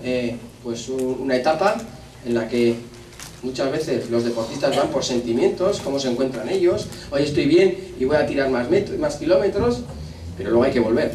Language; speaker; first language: Spanish; native; Spanish